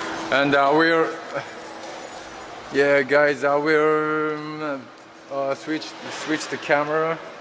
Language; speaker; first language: English; non-native, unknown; Korean